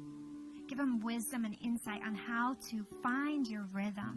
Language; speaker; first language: English; native; English